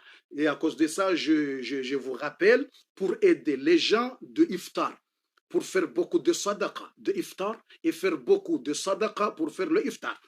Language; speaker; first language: French; non-native, learner; Comorian